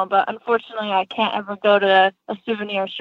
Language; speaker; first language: English; native; English